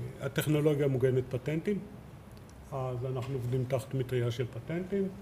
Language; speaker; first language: Hebrew; native; Hebrew